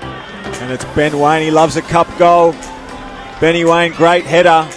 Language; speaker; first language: English; native; English